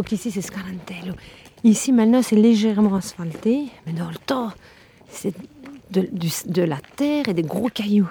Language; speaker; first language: French; early bilingual, other home language; Italian